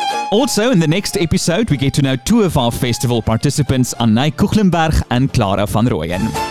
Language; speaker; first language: English; non-native, local second language; Afrikaans